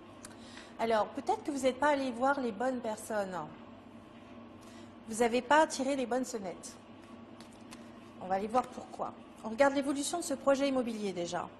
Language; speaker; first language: French; native; French